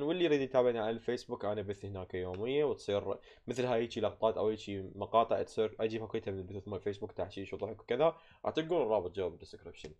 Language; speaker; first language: Arabic; native; Arabic